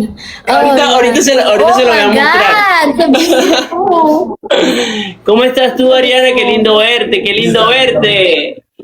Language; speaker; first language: Spanish; native; Spanish